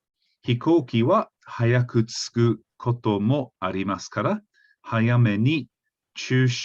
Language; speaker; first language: Japanese; non-native, fluent; English